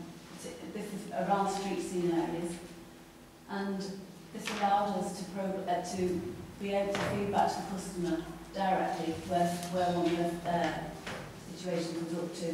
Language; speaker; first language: English; native; English